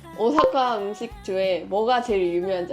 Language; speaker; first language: Korean; non-native, fluent; Japanese